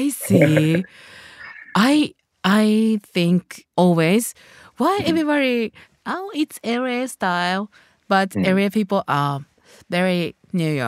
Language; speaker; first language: English; non-native, learner; Japanese